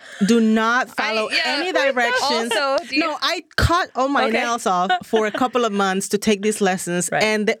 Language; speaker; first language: English; non-native, fluent; Spanish